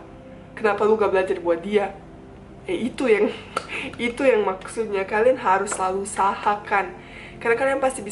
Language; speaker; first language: Indonesian; non-native, fluent; Bosnian